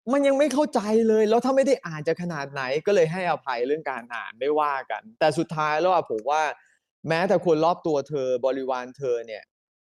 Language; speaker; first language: Thai; native; Thai